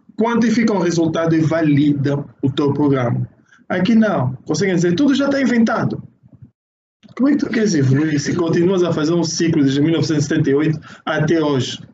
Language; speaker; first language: Portuguese; native; Portuguese